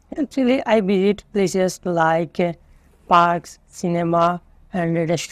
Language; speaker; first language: English; non-native, learner; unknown